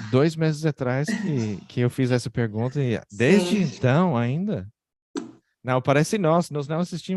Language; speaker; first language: Portuguese; non-native, fluent; English